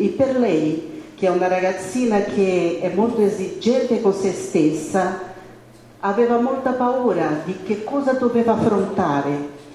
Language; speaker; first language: Italian; non-native, fluent; Spanish